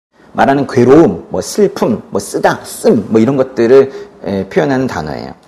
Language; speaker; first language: Korean; native; Korean